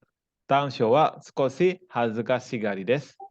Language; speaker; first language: Japanese; non-native, fluent; Indonesian